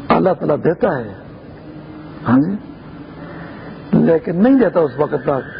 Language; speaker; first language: Urdu; non-native, local second language; Pashto